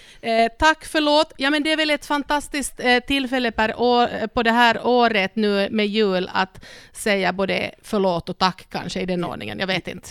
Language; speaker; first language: Swedish; non-native, local second language; Spanish